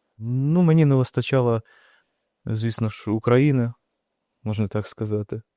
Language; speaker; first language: Ukrainian; non-native, local second language; Russian